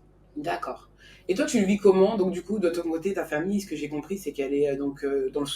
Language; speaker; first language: French; native; French